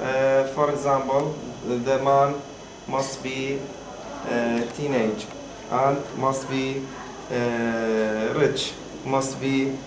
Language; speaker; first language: English; non-native, learner; Arabic